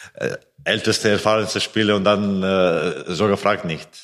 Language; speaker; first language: German; non-native, fluent; Latvian